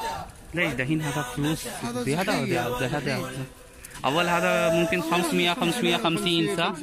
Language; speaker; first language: Arabic; non-native, learner; Urdu